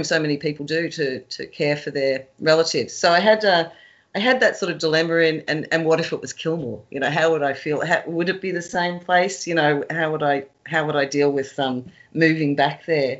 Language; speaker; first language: English; native; English